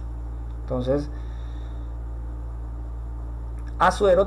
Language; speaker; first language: Spanish; native; Spanish